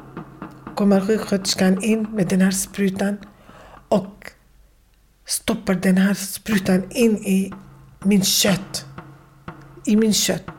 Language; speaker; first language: Swedish; non-native, fluent; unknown